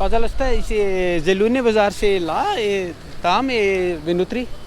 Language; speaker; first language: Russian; non-native, learner; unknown